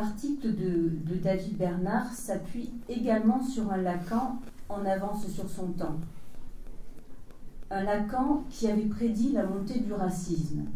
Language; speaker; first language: French; native; French